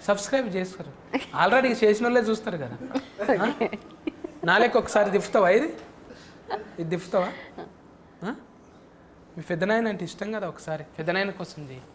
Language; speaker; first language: Telugu; native; Telugu